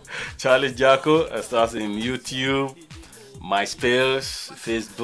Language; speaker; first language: Spanish; non-native, learner; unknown